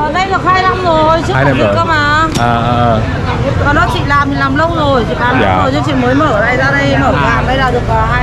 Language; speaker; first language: Vietnamese; native; Vietnamese